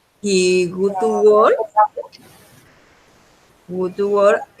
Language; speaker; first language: English; non-native, learner; Spanish